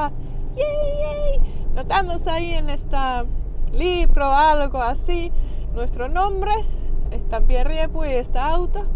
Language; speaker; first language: Spanish; non-native, learner; Finnish